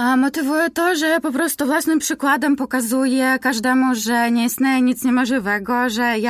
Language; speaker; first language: Polish; non-native, learner; Ukrainian